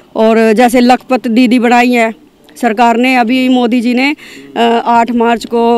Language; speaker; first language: Hindi; native; Hindi